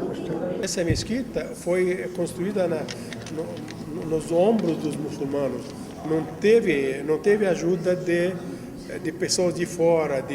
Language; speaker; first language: Portuguese; non-native, fluent; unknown